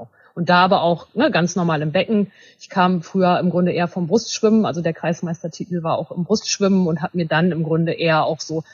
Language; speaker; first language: German; native; German